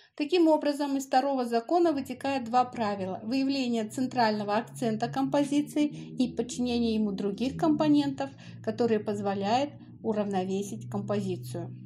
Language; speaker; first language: Russian; native; Russian